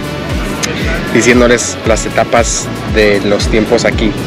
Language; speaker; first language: Spanish; early bilingual, heritage; English